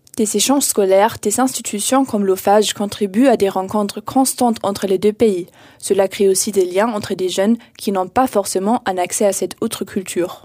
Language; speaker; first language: French; native; French